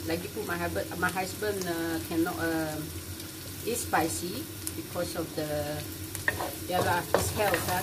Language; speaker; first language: English; non-native, local second language; Malay